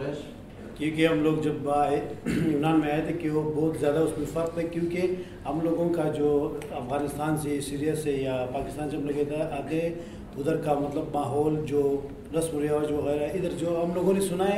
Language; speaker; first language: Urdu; non-native, local second language; Punjabi